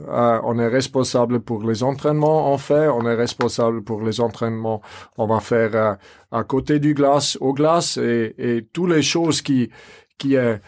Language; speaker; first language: French; non-native, fluent; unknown